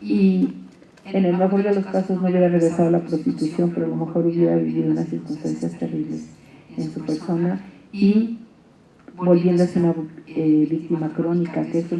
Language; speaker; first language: Spanish; native; Spanish